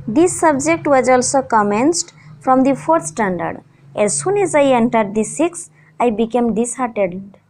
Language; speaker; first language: English; non-native, local second language; Odia